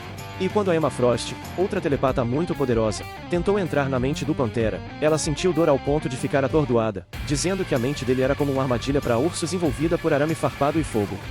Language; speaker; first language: Portuguese; native; Portuguese